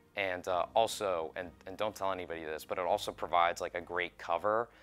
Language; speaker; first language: English; native; English